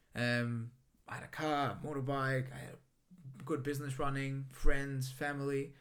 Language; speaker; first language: English; non-native, fluent; Greek